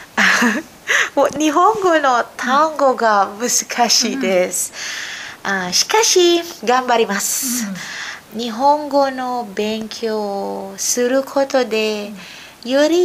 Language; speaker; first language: Japanese; non-native, learner; Filipino